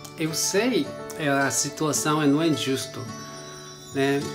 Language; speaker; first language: Portuguese; non-native, learner; Japanese